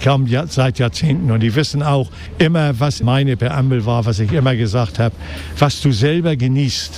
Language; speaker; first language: German; native; German